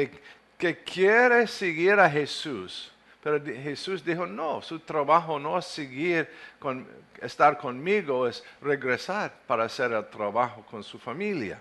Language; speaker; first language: Spanish; non-native, fluent; English